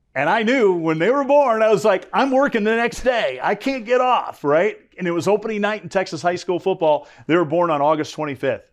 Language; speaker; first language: English; native; English